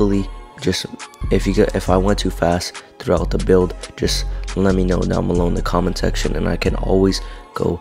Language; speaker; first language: English; native; English